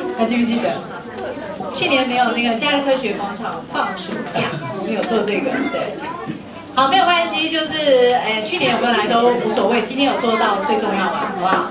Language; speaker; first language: Chinese; native; Chinese